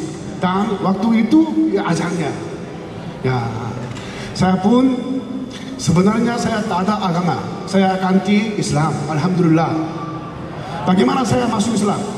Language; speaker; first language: Indonesian; non-native, learner; Korean